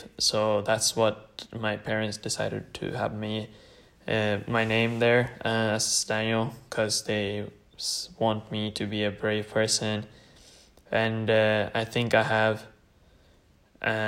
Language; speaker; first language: English; non-native, fluent; Tamil